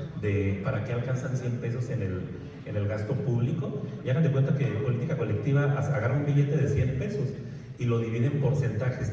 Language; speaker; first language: Spanish; native; Spanish